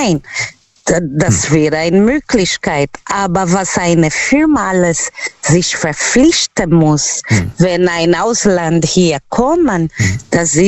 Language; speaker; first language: German; non-native, learner; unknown